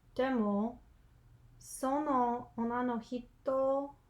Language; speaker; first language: Japanese; non-native, learner; English